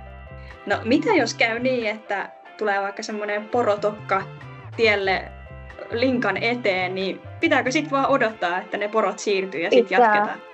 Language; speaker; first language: Finnish; native; Finnish